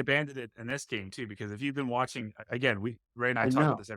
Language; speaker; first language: English; native; English